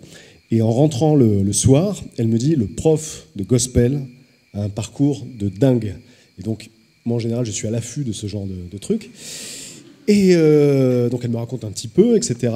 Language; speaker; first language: French; native; French